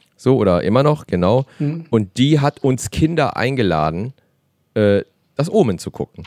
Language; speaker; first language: German; native; German